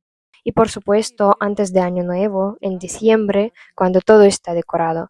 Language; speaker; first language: Spanish; non-native, fluent; Russian